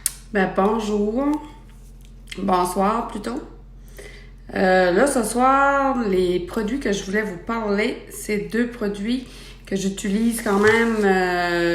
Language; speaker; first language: French; native; French